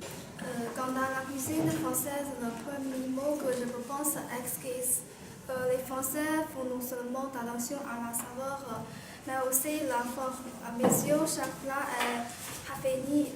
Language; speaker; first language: French; non-native, learner; Chinese